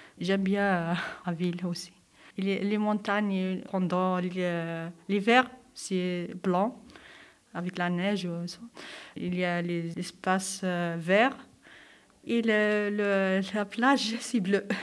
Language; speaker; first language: French; non-native, local second language; Kabyle